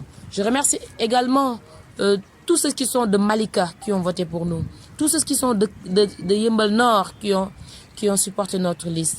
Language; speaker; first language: French; non-native, local second language; Wolof